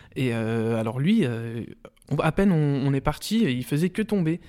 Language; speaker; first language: French; native; French